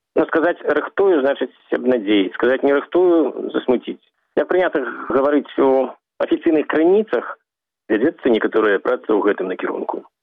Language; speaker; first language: Belarusian; native; Belarusian